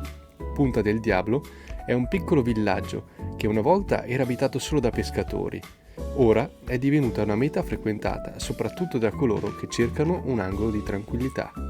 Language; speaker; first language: Italian; native; Italian